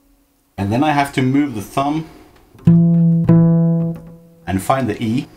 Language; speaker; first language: English; non-native, fluent; Norwegian